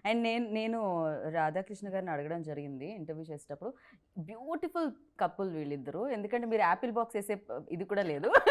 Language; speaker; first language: Telugu; native; Telugu